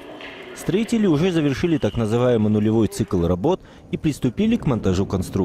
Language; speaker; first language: Russian; native; Russian